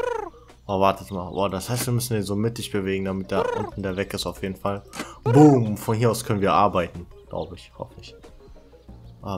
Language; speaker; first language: German; native; German